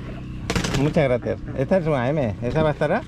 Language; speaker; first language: Spanish; native; Spanish